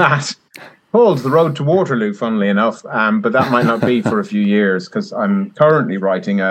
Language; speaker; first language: English; native; English